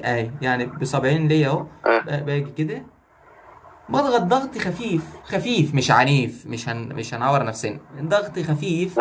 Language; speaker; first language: Arabic; native; Arabic